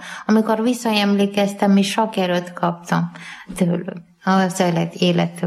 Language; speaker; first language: Hungarian; non-native, fluent; Malayalam